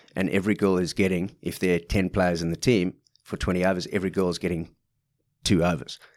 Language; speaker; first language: English; native; English